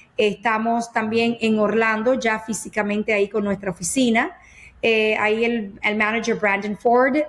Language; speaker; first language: Spanish; early bilingual, heritage; Spanish